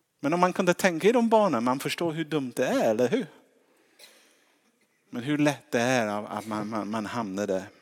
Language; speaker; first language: Swedish; non-native, fluent; English